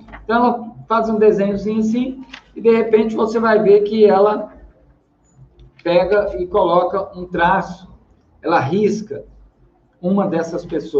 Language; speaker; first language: Portuguese; native; Portuguese